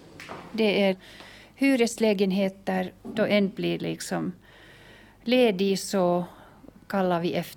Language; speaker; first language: Swedish; non-native, fluent; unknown